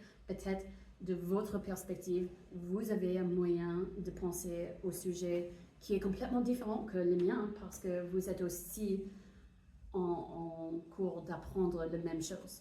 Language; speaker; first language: French; non-native, fluent; English